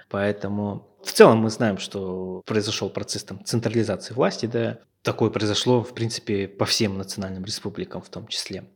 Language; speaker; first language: Russian; native; Russian